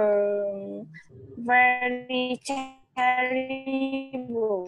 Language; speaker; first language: English; non-native, learner; Vietnamese